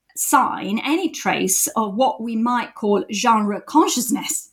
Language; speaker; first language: English; non-native, fluent; Italian